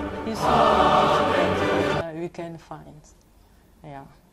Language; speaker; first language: English; non-native, learner; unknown